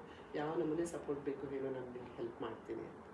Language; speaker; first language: Kannada; native; Kannada